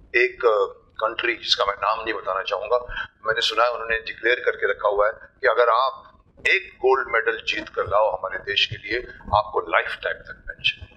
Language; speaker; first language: Hindi; native; Hindi